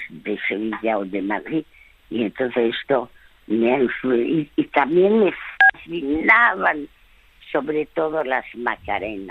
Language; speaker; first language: Spanish; early bilingual, other home language; French